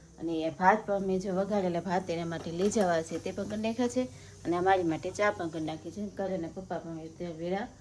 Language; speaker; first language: Gujarati; native; Gujarati